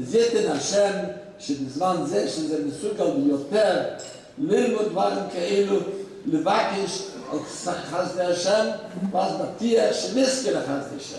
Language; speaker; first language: Hebrew; non-native, fluent; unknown